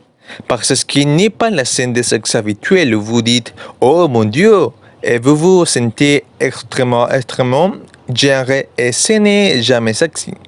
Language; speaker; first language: French; non-native, learner; Spanish